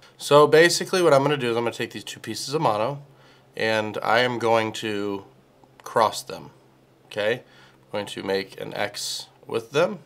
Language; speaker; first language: English; native; English